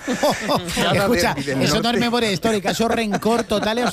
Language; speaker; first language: Spanish; native; Spanish